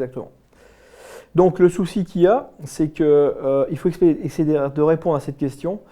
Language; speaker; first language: French; native; French